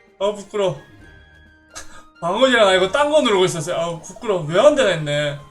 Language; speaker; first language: Korean; native; Korean